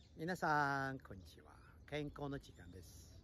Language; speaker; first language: Japanese; non-native, fluent; Chinese